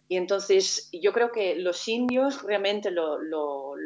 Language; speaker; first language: Spanish; non-native, fluent; Dutch